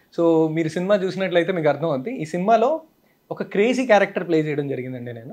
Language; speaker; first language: Telugu; native; Telugu